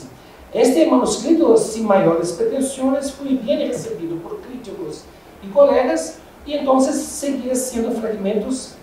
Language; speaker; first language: Spanish; non-native, fluent; Portuguese